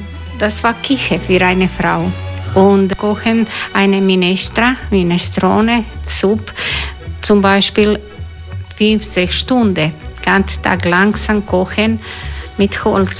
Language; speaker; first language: German; non-native, learner; Croatian